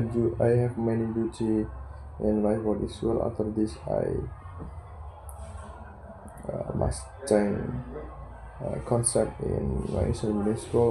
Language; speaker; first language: English; non-native, learner; Indonesian